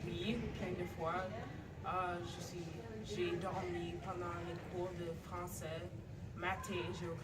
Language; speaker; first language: French; non-native, fluent; English